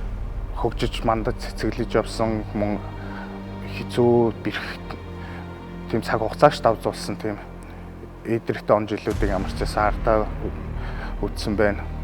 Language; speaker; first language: Mongolian; native; Mongolian